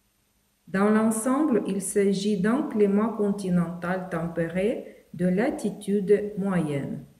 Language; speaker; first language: French; non-native, fluent; Ukrainian